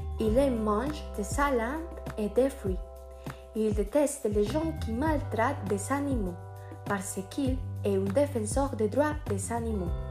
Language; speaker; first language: French; non-native, learner; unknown